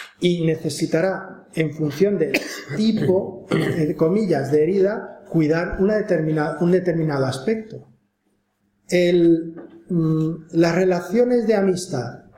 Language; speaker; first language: Spanish; native; Spanish